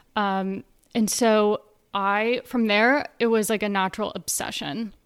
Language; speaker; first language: English; native; English